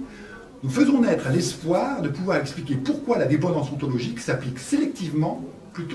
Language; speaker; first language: French; native; French